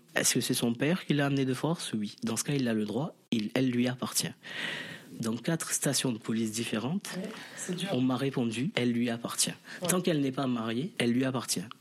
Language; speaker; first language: French; non-native, local second language; Morisyen